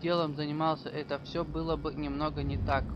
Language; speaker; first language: Russian; native; Russian